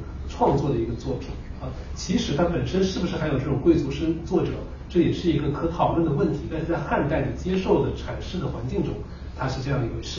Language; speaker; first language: Chinese; native; Chinese